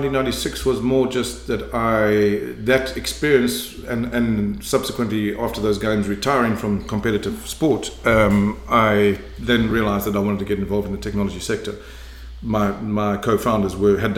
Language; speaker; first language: English; native; English